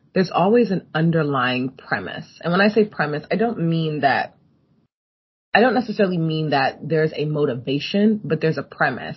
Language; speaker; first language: English; native; English